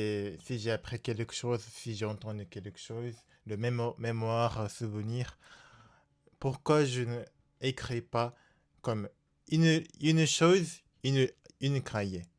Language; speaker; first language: French; non-native, learner; Japanese